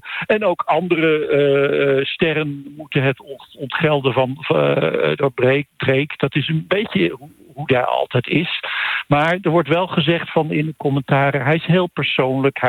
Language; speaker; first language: Dutch; native; Dutch